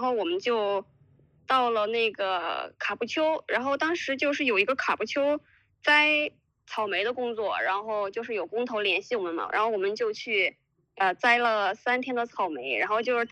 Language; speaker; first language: Chinese; native; Chinese